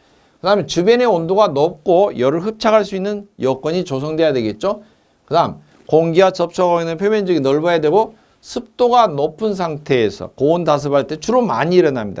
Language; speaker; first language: Korean; native; Korean